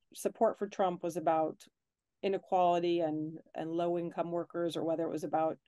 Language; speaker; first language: English; native; English